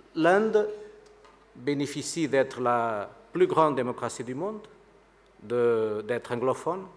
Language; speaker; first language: French; non-native, fluent; Portuguese